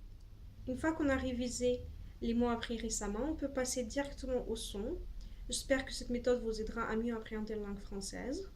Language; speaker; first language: French; non-native, fluent; Russian